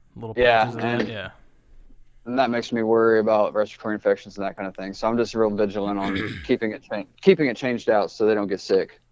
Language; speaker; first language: English; native; English